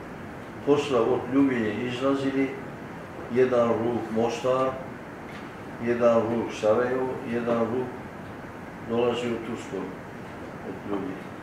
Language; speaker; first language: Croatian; early bilingual, heritage; Turkish